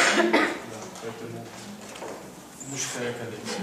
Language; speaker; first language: Russian; non-native, learner; French